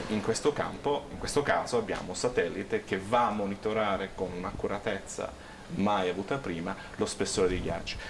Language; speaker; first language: Italian; native; Italian